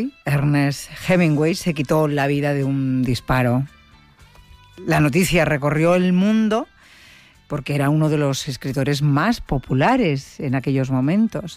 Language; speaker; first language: Spanish; native; Spanish